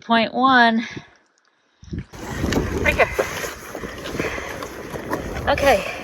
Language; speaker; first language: English; native; English